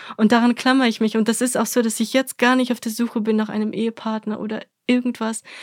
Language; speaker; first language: German; early bilingual, other home language; Russian